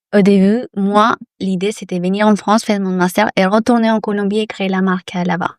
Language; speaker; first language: French; non-native, fluent; Spanish